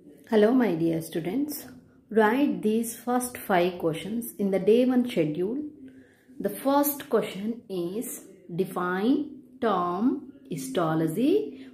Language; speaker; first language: English; non-native, local second language; Telugu